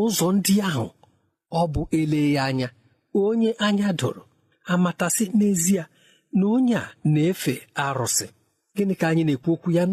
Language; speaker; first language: Igbo; native; Igbo